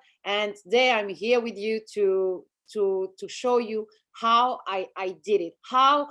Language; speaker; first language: English; non-native, fluent; French